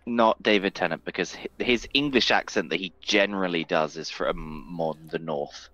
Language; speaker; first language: English; native; English